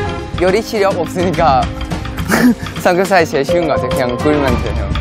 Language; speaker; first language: Korean; non-native, learner; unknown